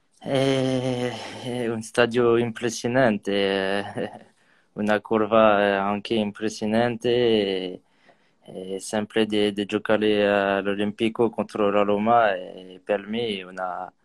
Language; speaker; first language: Italian; non-native, learner; French